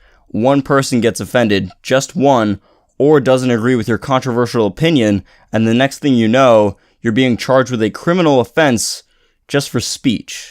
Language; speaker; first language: English; native; English